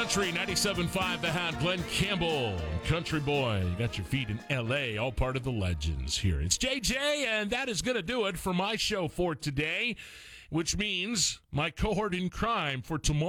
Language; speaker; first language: English; native; English